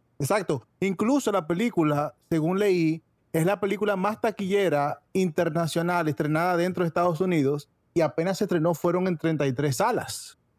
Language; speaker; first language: Spanish; native; Spanish